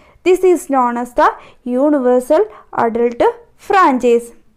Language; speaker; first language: English; non-native, local second language; Malayalam